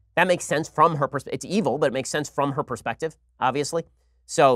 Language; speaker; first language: English; native; English